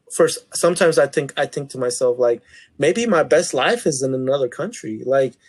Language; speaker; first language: English; native; English